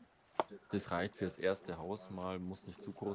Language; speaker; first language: German; native; German